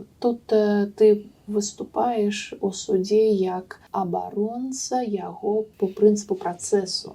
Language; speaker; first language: Belarusian; non-native, local second language; Russian